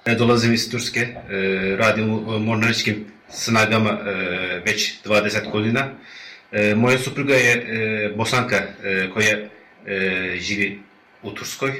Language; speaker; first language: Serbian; non-native, learner; Turkish